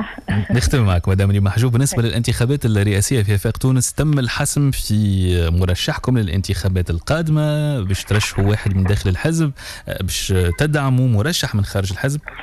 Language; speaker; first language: Arabic; native; Arabic